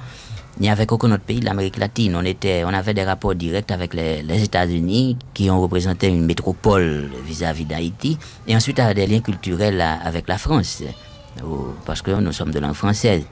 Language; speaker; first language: French; non-native, local second language; Haitian Creole